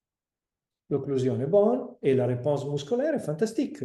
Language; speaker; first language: French; non-native, fluent; Italian